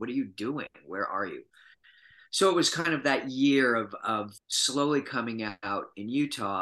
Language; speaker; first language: English; native; English